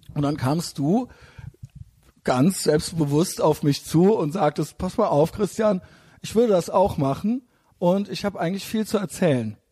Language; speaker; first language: German; native; German